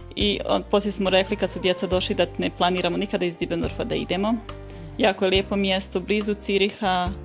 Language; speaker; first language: Bosnian; native; Bosnian